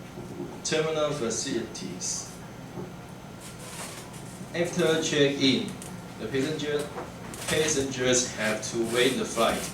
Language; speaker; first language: English; non-native, learner; Chinese